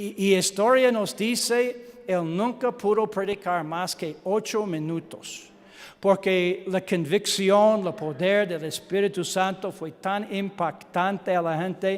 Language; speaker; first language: Spanish; non-native, learner; English